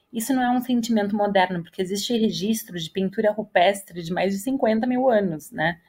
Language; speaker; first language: Portuguese; native; Portuguese